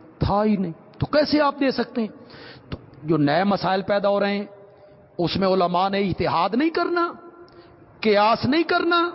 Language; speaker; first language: Urdu; non-native, local second language; Punjabi